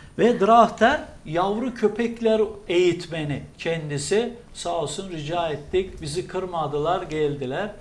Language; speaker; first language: Turkish; native; Turkish